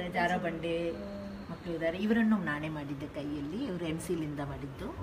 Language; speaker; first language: Kannada; non-native, local second language; Tamil